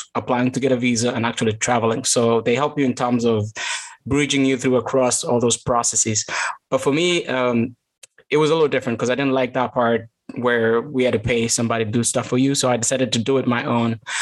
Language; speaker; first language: English; non-native, local second language; Kalenjin